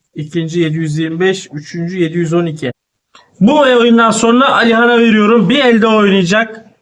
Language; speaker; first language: Turkish; native; Turkish